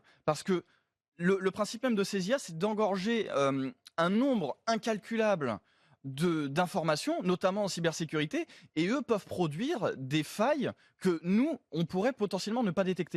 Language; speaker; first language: French; native; French